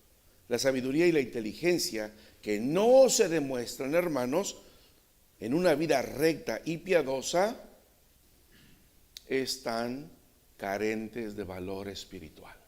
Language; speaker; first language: Spanish; native; Spanish